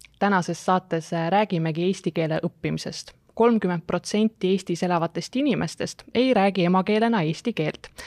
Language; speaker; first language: Estonian; native; Estonian